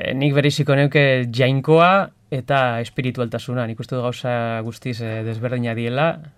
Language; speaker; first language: Basque; non-native, local second language; Spanish